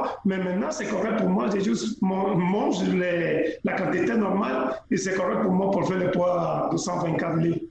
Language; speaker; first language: French; non-native, fluent; Spanish